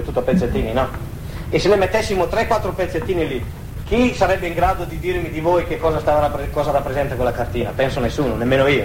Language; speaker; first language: Italian; native; Italian